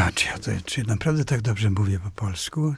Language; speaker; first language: Polish; non-native, fluent; Swedish